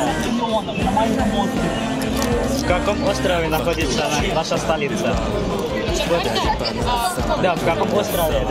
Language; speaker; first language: Russian; non-native, fluent; Indonesian